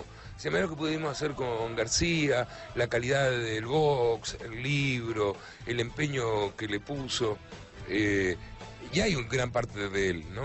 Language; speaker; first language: Spanish; native; Spanish